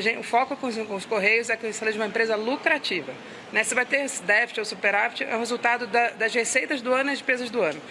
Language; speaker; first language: Portuguese; native; Portuguese